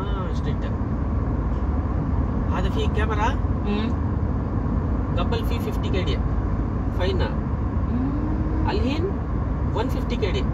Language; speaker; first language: Arabic; non-native, learner; Hindi